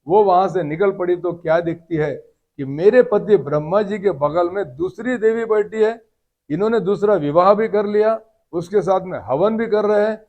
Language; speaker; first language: Hindi; non-native, local second language; Marathi